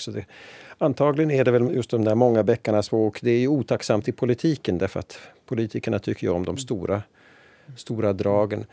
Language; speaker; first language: Swedish; native; Swedish